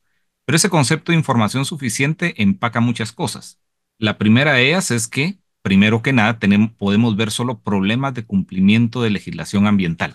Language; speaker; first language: Spanish; native; Spanish